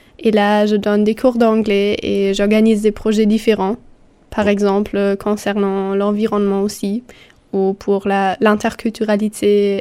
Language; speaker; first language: French; non-native, fluent; German